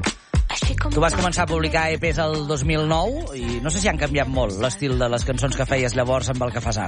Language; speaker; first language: Catalan; native; Catalan